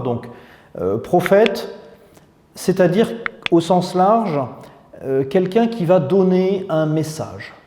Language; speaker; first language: French; native; French